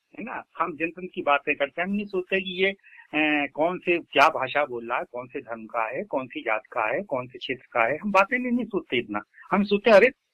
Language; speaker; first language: Hindi; native; Hindi